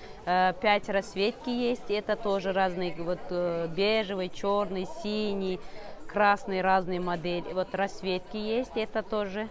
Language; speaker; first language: Russian; non-native, learner; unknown